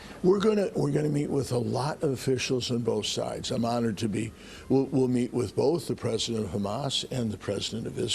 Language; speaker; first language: English; native; English